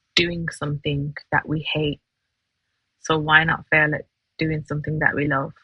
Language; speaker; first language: English; native; English